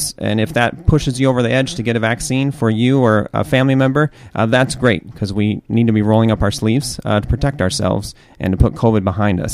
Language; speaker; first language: English; native; English